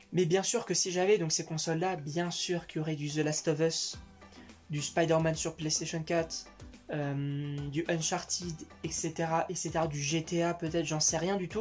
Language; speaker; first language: French; native; French